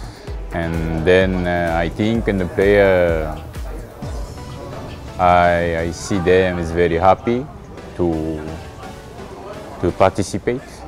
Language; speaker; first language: English; non-native, learner; Japanese